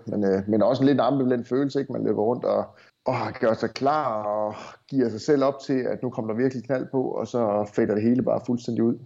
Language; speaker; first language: Danish; native; Danish